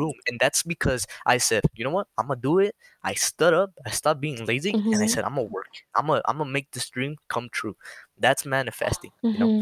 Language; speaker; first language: English; native; English